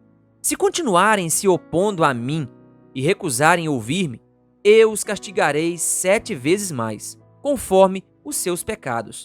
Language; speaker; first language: Portuguese; native; Portuguese